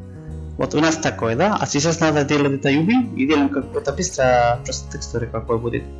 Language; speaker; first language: Russian; non-native, learner; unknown